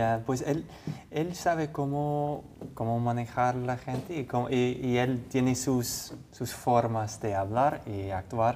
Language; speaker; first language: Spanish; non-native, fluent; English